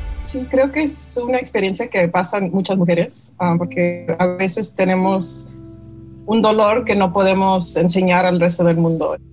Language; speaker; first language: Spanish; early bilingual, heritage; English